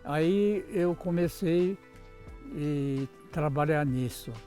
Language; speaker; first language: Portuguese; non-native, local second language; Japanese